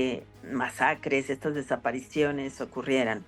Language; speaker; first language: Spanish; native; Spanish